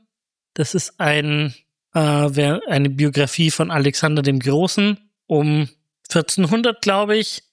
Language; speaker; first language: German; native; German